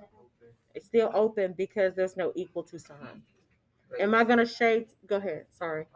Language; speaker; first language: English; native; English